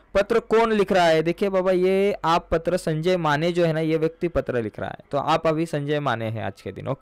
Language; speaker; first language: Hindi; non-native, local second language; Marathi